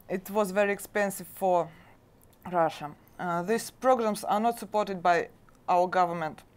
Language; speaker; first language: English; non-native, learner; Russian